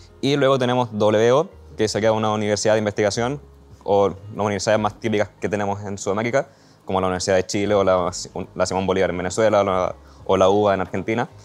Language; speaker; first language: Spanish; native; Spanish